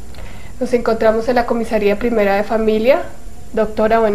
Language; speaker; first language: Spanish; native; Spanish